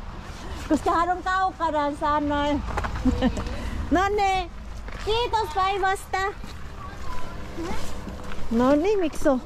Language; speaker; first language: Finnish; non-native, learner; Filipino